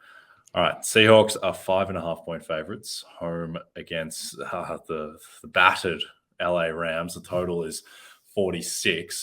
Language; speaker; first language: English; native; English